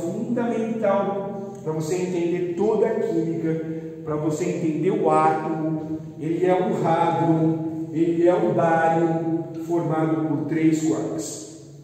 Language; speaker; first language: Portuguese; native; Portuguese